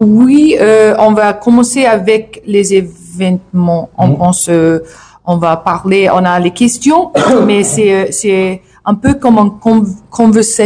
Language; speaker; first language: French; non-native, learner; English